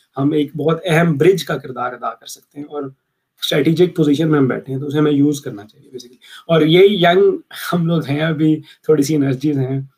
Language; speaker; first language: Urdu; native; Urdu